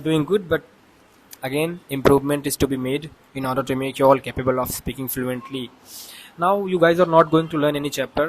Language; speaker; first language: English; non-native, fluent; Hindi